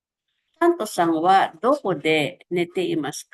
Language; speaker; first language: Japanese; non-native, fluent; Filipino